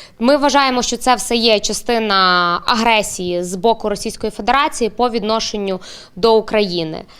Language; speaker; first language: Ukrainian; native; Ukrainian